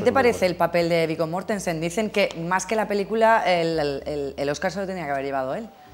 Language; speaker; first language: Spanish; native; Spanish